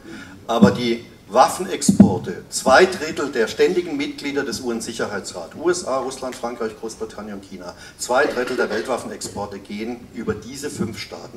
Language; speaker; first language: German; native; German